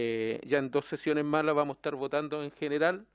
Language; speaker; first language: Spanish; native; Spanish